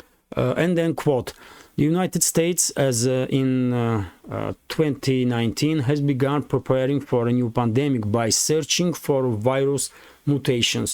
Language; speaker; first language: English; non-native, fluent; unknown